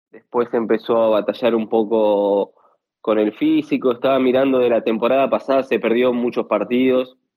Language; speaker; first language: Spanish; native; Spanish